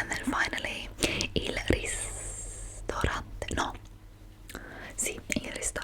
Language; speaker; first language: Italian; early bilingual, heritage; English